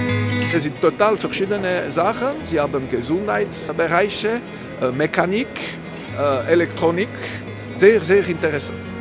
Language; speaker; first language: German; non-native, local second language; French